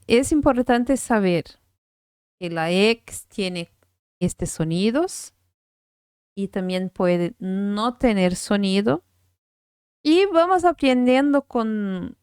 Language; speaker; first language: Spanish; non-native, fluent; Portuguese